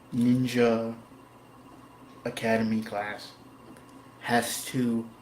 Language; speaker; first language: English; native; English